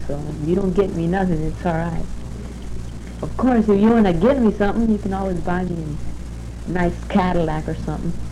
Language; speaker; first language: English; early bilingual, other home language; Spanish